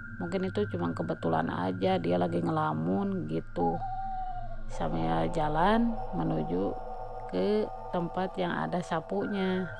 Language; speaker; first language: Indonesian; non-native, local second language; Sundanese